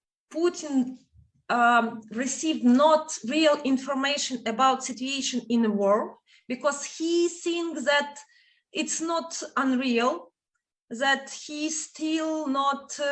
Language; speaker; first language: English; non-native, fluent; Ukrainian